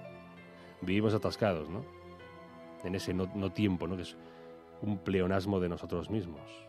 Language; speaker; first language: Spanish; native; Spanish